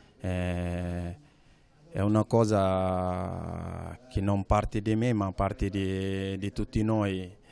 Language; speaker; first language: Italian; non-native, learner; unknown